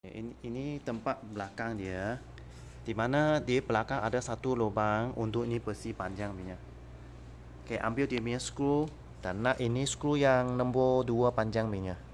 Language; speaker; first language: Malay; non-native, local second language; Chinese